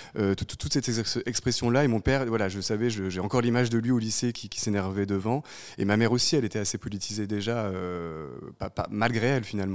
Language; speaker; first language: French; native; French